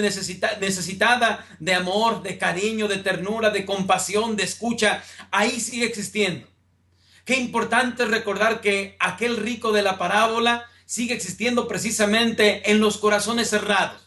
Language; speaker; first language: Spanish; native; Spanish